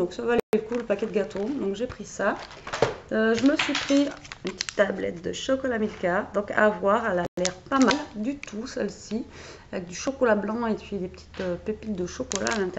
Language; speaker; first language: French; native; French